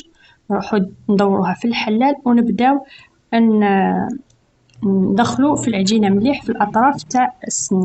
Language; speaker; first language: Arabic; native; Arabic